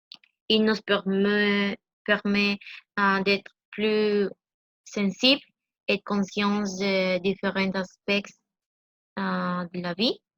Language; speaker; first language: French; non-native, learner; Spanish